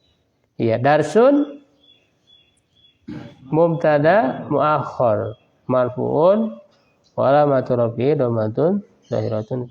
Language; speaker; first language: Arabic; non-native, fluent; Indonesian